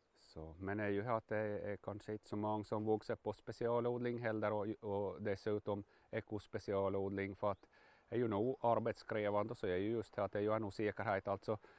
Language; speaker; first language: Swedish; native; Swedish